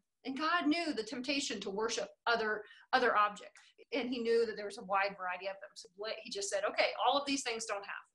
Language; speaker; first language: English; native; English